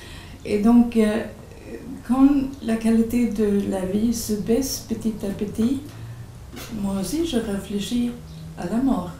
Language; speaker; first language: French; non-native, fluent; Swedish